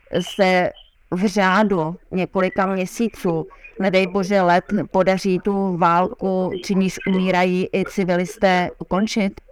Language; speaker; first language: Czech; native; Czech